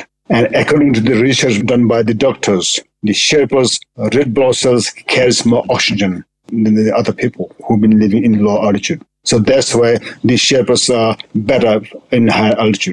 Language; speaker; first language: English; non-native, local second language; Sherpa